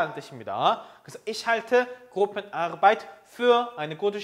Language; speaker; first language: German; non-native, fluent; Korean